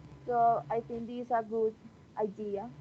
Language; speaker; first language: English; non-native, learner; Spanish